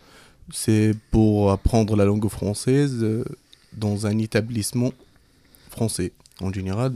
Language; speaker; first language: French; non-native, fluent; Arabic